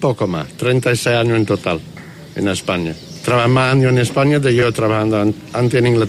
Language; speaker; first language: Spanish; non-native, learner; English